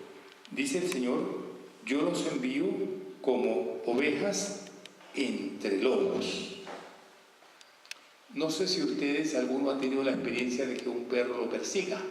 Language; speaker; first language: Spanish; native; Spanish